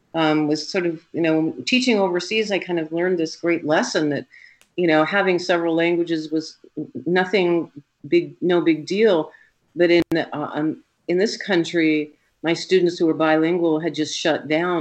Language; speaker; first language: English; native; English